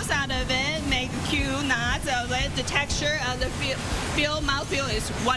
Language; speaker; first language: English; non-native, learner; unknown